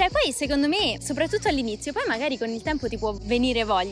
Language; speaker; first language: Italian; native; Italian